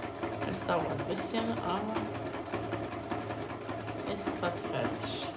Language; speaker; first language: German; non-native, fluent; Croatian